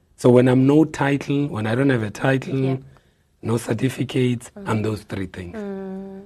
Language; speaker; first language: English; non-native, local second language; Xhosa